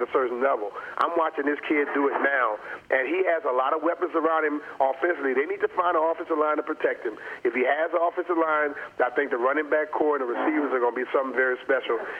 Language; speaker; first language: English; native; English